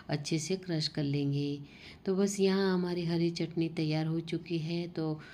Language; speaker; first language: Hindi; non-native, local second language; Gujarati